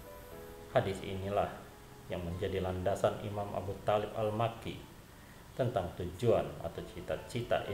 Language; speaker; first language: Indonesian; native; Indonesian